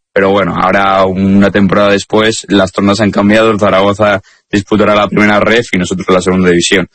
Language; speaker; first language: Spanish; native; Spanish